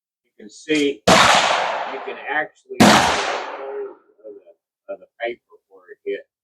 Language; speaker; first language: English; native; English